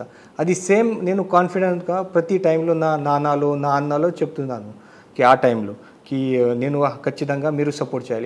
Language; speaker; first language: Telugu; non-native, learner; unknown